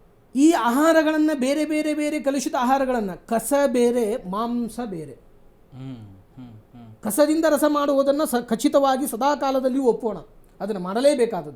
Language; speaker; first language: Kannada; native; Kannada